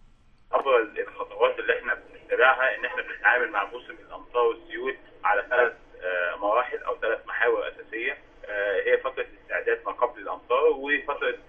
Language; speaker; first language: Arabic; native; Arabic